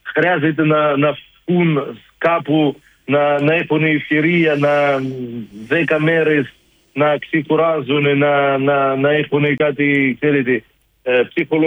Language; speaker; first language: Greek; non-native, learner; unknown